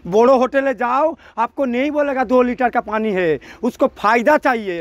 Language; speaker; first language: Hindi; non-native, local second language; Bangla